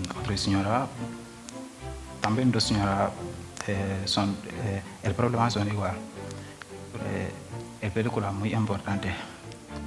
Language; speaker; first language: Spanish; non-native, learner; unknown